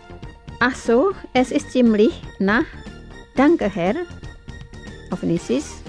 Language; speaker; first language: German; non-native, fluent; Indonesian